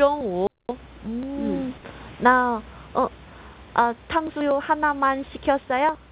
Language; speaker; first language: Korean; non-native, fluent; Chinese